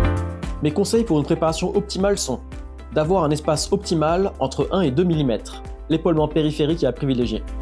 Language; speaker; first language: French; native; French